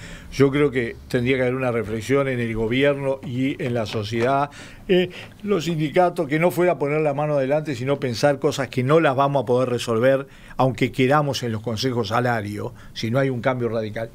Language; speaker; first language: Spanish; native; Spanish